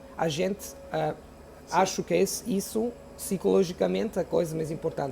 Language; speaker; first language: Portuguese; non-native, fluent; Italian